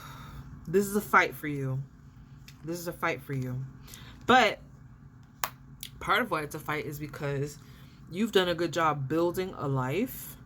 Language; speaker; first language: English; native; English